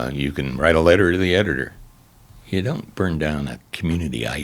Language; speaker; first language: English; native; English